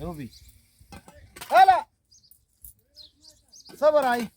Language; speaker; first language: Arabic; non-native, learner; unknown